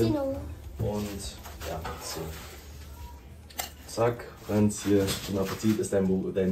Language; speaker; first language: German; native; German